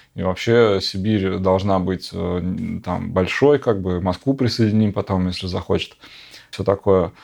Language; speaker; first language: Russian; native; Russian